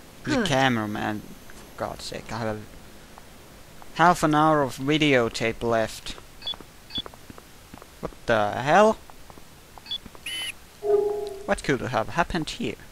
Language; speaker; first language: English; native; English